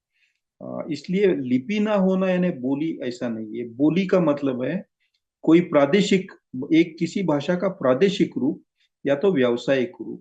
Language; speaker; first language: Hindi; non-native, local second language; Marathi